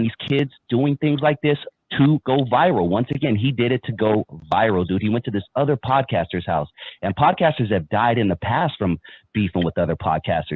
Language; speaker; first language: English; native; English